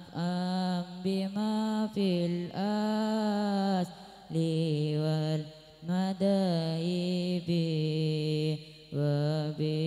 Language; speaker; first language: Arabic; non-native, learner; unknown